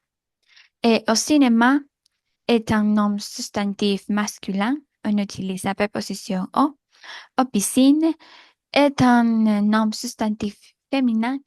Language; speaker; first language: French; non-native, learner; Spanish